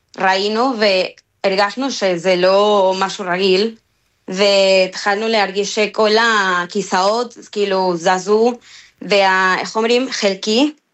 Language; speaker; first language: Hebrew; non-native, learner; Spanish